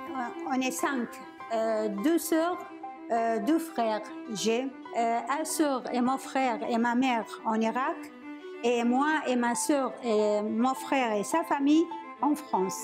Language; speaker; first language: French; non-native, learner; Arabic